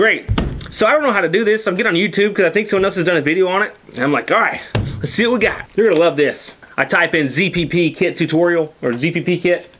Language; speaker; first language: English; native; English